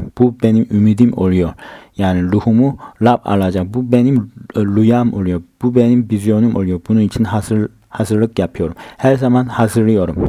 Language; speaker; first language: Turkish; non-native, fluent; Korean